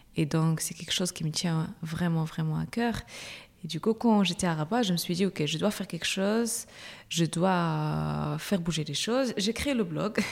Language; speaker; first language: French; non-native, local second language; Arabic